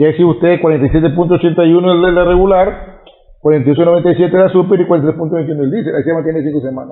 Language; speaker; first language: Spanish; native; Spanish